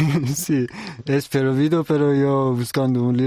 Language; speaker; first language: Spanish; non-native, learner; Persian